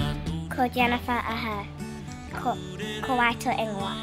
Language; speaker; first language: Māori; non-native, learner; English